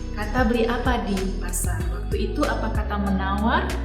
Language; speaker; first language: Indonesian; native; Indonesian